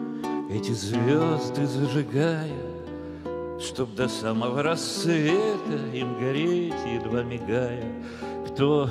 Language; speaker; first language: Russian; native; Russian